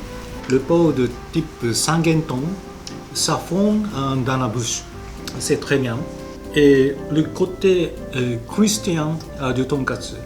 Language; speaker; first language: French; non-native, fluent; Japanese